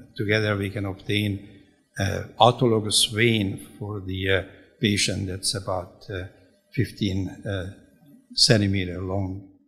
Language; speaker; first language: English; non-native, fluent; Hungarian